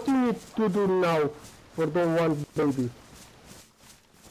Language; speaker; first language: English; non-native, learner; Romanian